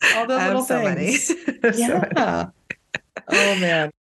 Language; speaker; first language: English; early bilingual, other home language; Spanish